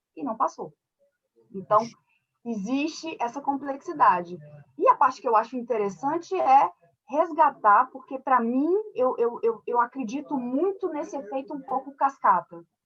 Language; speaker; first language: Portuguese; early bilingual, other home language; French